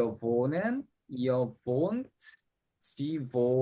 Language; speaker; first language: German; non-native, fluent; Korean